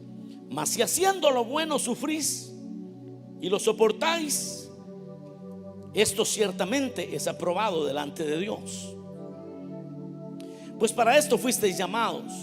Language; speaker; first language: Spanish; native; Spanish